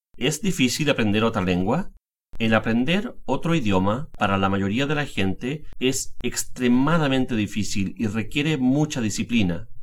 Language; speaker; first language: Spanish; native; Spanish